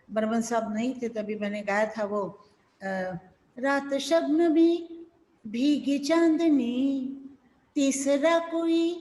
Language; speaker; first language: Hindi; non-native, local second language; Marathi